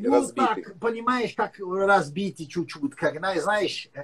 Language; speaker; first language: Russian; non-native, learner; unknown